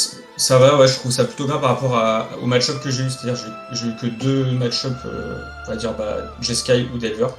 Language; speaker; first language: French; native; French